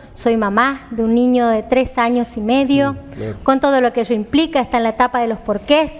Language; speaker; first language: Spanish; native; Spanish